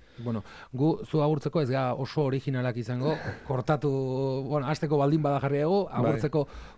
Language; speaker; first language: Basque; native; Basque